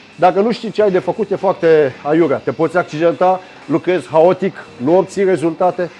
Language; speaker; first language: Romanian; early bilingual, heritage; Romanian